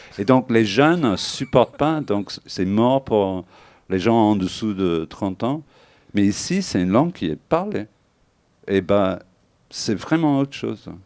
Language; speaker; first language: French; non-native, fluent; English